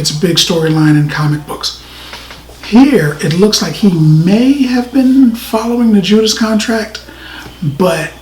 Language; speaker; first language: English; native; English